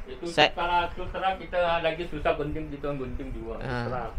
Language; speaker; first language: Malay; non-native, local second language; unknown